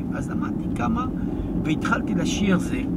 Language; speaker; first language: Hebrew; non-native, fluent; French